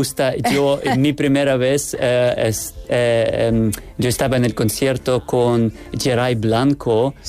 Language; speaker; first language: Spanish; non-native, learner; Ukrainian